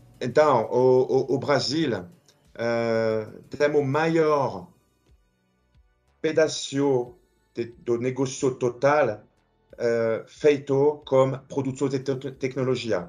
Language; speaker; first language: Portuguese; non-native, fluent; French